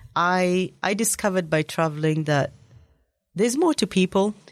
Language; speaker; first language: English; native; English